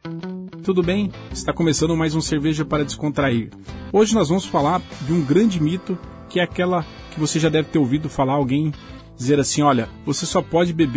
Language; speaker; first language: Portuguese; native; Portuguese